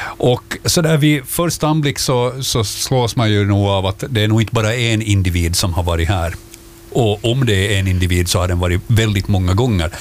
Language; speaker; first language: Swedish; native; Swedish